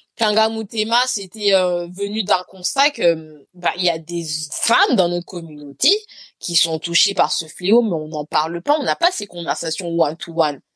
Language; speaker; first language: French; native; French